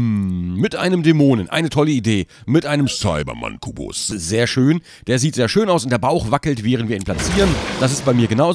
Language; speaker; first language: German; native; German